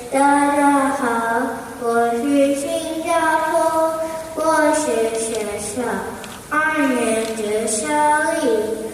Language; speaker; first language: Chinese; non-native, learner; Korean